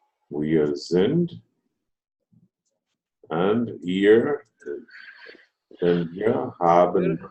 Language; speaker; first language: German; non-native, fluent; Telugu